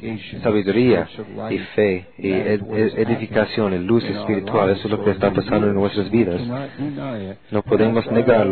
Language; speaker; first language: Spanish; non-native, fluent; English